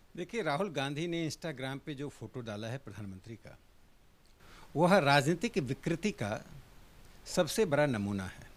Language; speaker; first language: Hindi; native; Hindi